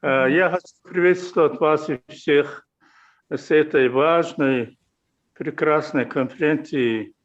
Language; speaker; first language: Russian; non-native, fluent; Mongolian